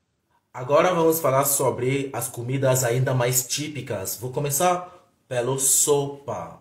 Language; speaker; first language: Portuguese; non-native, fluent; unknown